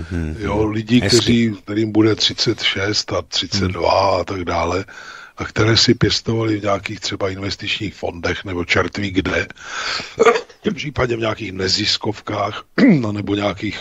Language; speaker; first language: Czech; native; Czech